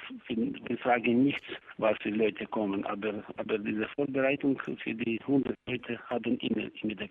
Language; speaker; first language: German; non-native, learner; Ukrainian